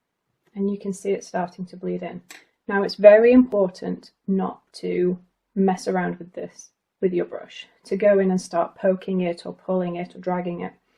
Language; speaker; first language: English; native; English